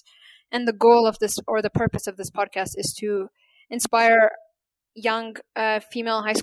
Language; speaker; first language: English; non-native, fluent; Amharic